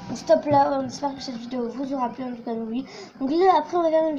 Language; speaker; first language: French; native; French